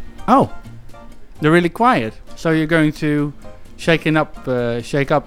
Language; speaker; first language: English; non-native, fluent; Dutch